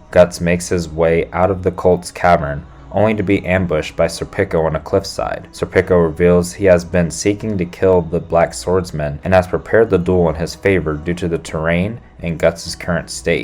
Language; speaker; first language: English; native; English